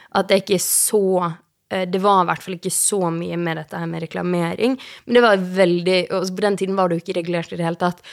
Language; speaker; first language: Norwegian; native; Norwegian